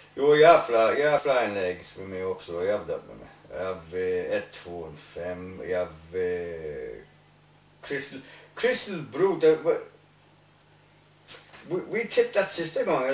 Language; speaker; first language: Swedish; non-native, learner; English